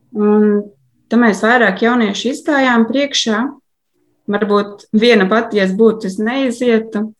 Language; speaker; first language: Latvian; native; Latvian